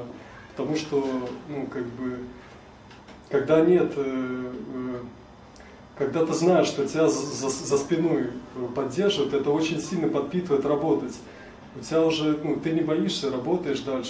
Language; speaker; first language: Russian; native; Russian